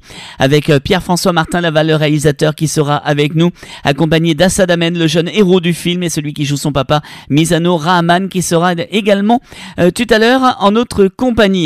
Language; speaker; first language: French; native; French